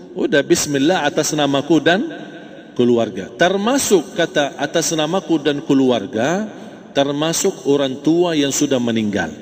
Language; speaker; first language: Malay; non-native, fluent; Arabic